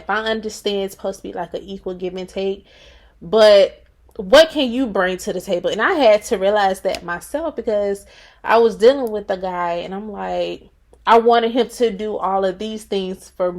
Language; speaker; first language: English; native; English